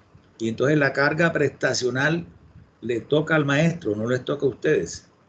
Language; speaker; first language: Spanish; native; Spanish